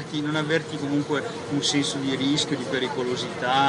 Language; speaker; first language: Italian; native; Italian